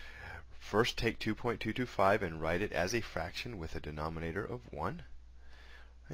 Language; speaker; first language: English; native; English